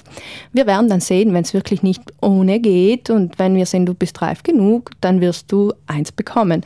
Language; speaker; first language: German; native; German